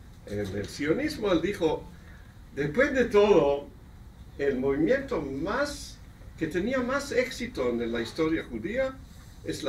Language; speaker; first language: Spanish; non-native, fluent; Hebrew